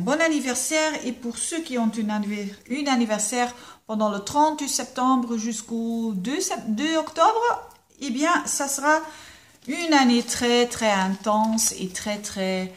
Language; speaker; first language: French; non-native, local second language; Dutch